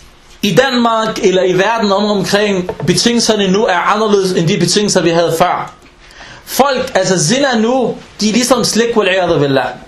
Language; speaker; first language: Danish; non-native, fluent; Arabic